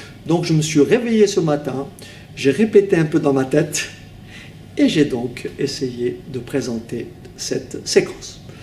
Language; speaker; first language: French; native; French